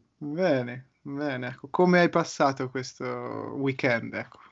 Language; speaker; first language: Italian; native; Italian